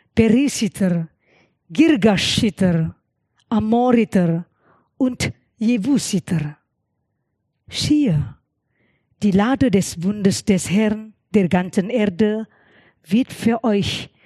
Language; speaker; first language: German; non-native, learner; Indonesian